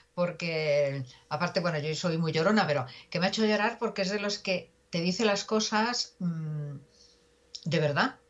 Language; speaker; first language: Spanish; native; Spanish